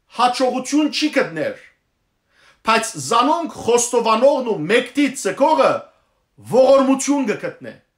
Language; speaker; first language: Armenian; early bilingual, heritage; Armenian